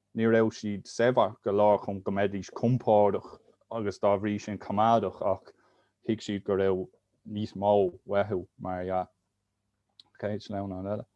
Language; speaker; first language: Irish; native; Irish